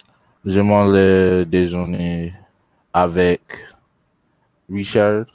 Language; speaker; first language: French; non-native, learner; English